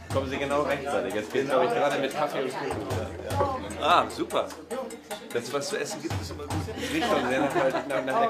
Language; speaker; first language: German; native; German